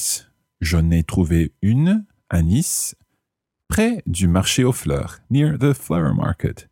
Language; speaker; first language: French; non-native, fluent; English